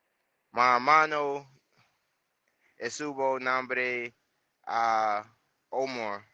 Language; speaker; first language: Spanish; non-native, learner; English